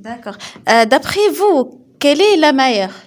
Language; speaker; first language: French; non-native, local second language; Arabic